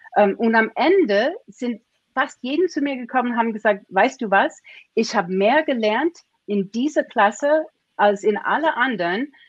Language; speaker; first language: German; non-native, fluent; English